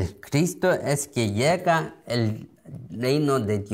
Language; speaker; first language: Spanish; non-native, learner; Korean